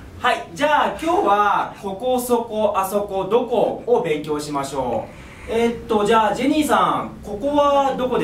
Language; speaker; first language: Japanese; non-native, learner; Cantonese